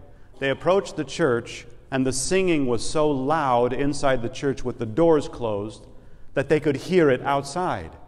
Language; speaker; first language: English; native; English